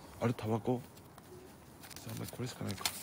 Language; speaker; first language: Japanese; native; Japanese